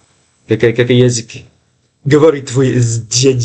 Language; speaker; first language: Russian; non-native, learner; English